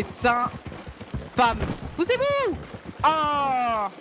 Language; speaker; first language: French; native; French